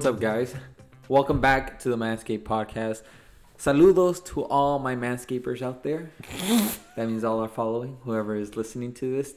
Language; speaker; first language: English; non-native, fluent; Spanish